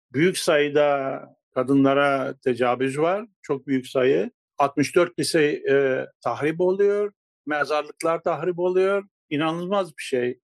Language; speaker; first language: Turkish; non-native, local second language; Greek